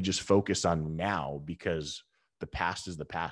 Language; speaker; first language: English; native; English